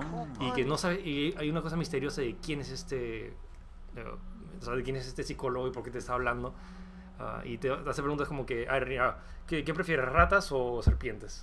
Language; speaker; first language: Spanish; native; Spanish